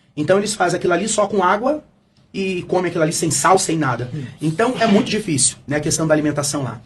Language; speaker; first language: Portuguese; native; Portuguese